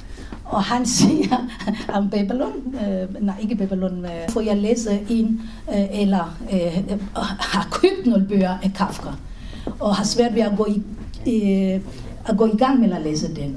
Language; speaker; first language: Danish; non-native, fluent; Hebrew